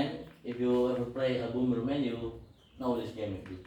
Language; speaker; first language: English; non-native, learner; Indonesian